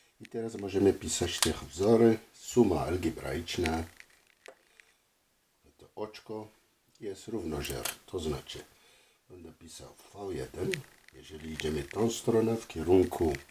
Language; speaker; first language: Polish; non-native, fluent; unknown